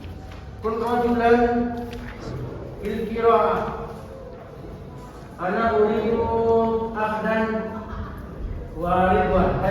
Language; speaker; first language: Arabic; non-native, fluent; Indonesian